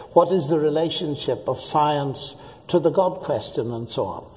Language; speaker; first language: English; native; English